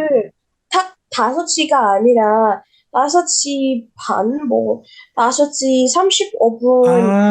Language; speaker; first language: Korean; non-native, learner; Indonesian